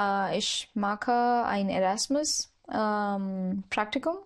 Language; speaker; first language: German; non-native, learner; Marathi